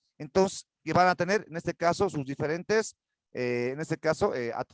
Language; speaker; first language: Spanish; native; Spanish